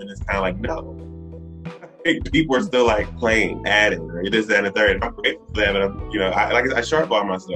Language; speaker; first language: English; native; English